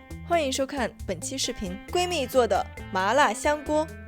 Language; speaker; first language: Chinese; native; Chinese